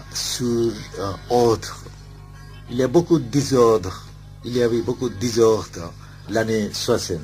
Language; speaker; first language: French; non-native, fluent; Bangla